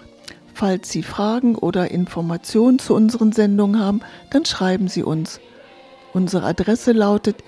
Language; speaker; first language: German; native; German